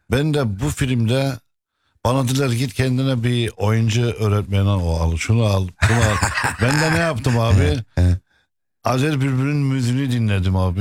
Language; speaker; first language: Turkish; non-native, fluent; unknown